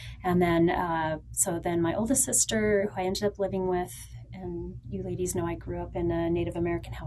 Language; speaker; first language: English; native; English